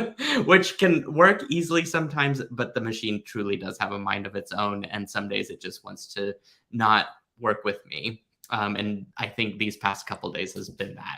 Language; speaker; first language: English; native; English